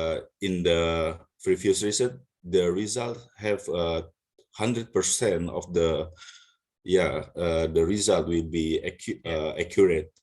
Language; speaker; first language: English; non-native, learner; Indonesian